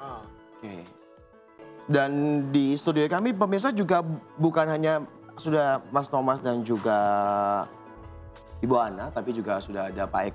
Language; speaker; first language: Indonesian; native; Indonesian